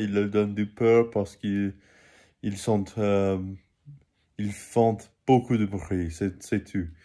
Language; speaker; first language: French; non-native, learner; English